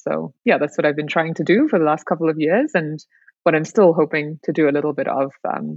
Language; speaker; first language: English; native; English